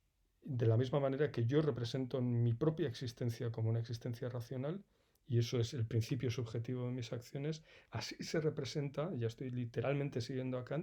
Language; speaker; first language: Spanish; native; Spanish